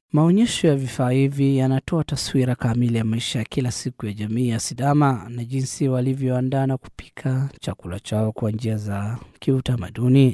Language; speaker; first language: Swahili; non-native, fluent; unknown